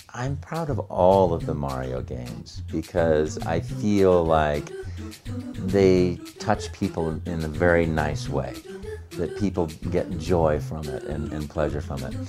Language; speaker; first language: English; native; English